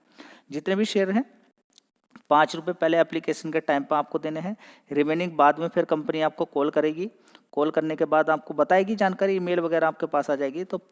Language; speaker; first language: Hindi; native; Hindi